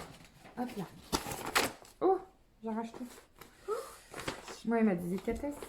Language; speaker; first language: French; native; French